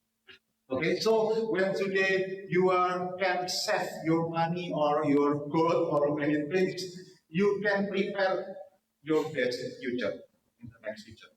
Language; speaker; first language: English; non-native, learner; Indonesian